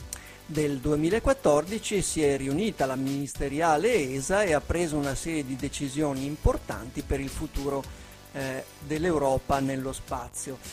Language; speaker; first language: Italian; native; Italian